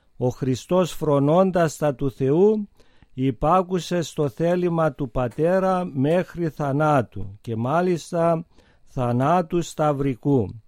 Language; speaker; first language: Greek; native; Greek